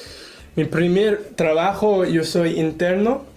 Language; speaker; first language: Spanish; non-native, learner; English